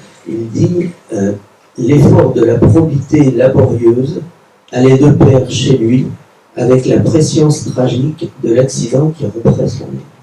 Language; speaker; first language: French; native; French